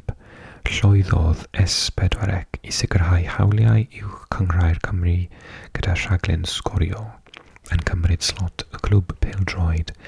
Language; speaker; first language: Welsh; non-native, fluent; English